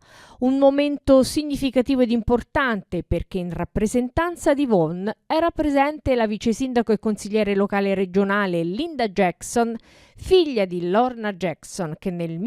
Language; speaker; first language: Italian; native; Italian